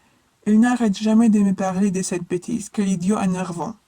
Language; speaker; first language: French; non-native, fluent; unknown